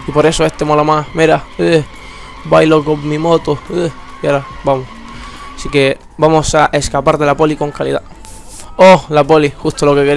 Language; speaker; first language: Spanish; native; Spanish